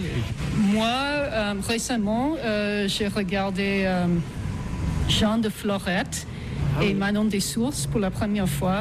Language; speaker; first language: French; non-native, fluent; English